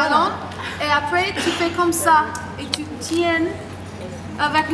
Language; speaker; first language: French; non-native, learner; English